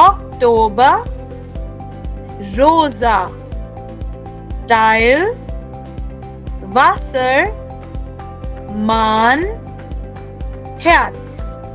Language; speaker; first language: German; non-native, fluent; Hindi